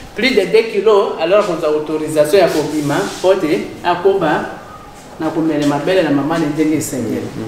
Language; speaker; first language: Lingala; native; Lingala